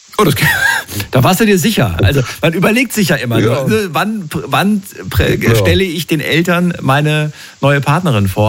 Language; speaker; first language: German; native; German